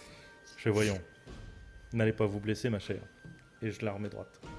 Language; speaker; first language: French; native; French